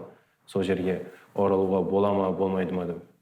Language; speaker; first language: Kazakh; early bilingual, heritage; Kazakh